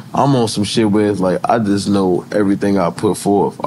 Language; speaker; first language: English; native; English